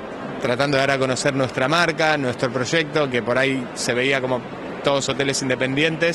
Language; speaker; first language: Spanish; native; Spanish